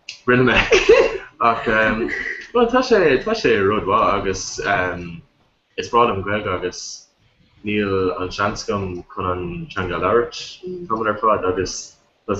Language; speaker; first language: Irish; non-native, local second language; English